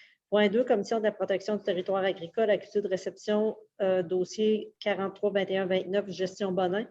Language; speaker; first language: French; native; French